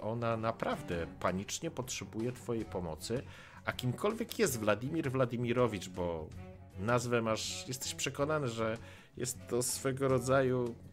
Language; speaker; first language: Polish; native; Polish